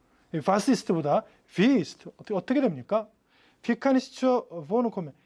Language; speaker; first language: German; non-native, fluent; Korean